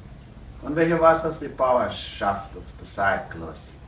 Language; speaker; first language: German; early bilingual, heritage; German